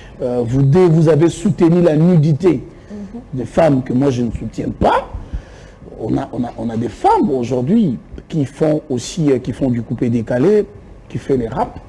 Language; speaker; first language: French; non-native, local second language; Lingala